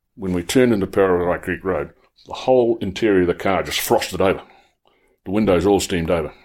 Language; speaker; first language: English; native; English